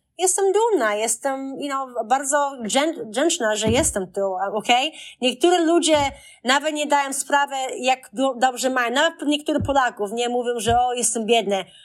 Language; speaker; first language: Polish; early bilingual, heritage; Polish